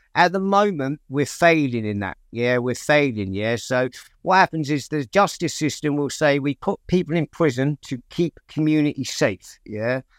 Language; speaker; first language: English; native; English